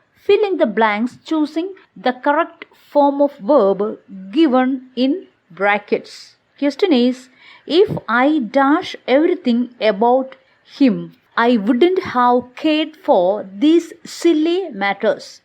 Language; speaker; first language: English; non-native, local second language; Malayalam